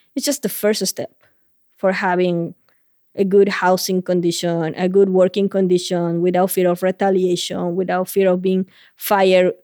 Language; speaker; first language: English; non-native, fluent; Spanish